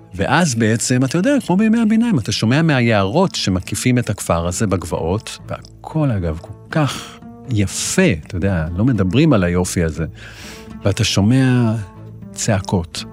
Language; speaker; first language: Hebrew; native; Hebrew